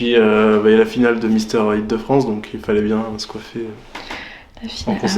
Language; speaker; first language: French; native; French